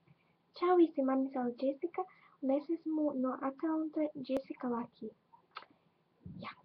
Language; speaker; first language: Latvian; non-native, local second language; Russian